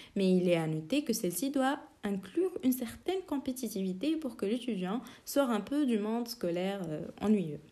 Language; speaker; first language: French; non-native, local second language; Arabic